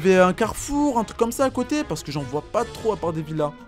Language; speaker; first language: French; native; French